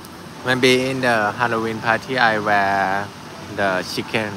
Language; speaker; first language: English; non-native, learner; Thai